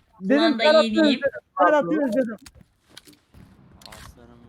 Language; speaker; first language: Turkish; native; Turkish